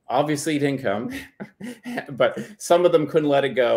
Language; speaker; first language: English; native; English